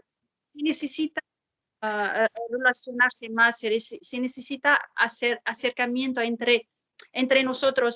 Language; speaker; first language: Spanish; non-native, fluent; Arabic